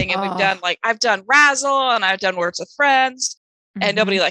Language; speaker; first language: English; non-native, fluent; German